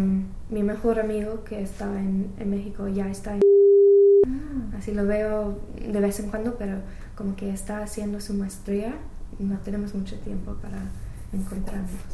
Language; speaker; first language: Spanish; non-native, learner; English